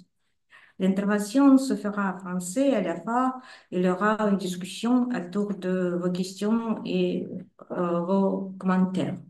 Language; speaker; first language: French; non-native, fluent; Russian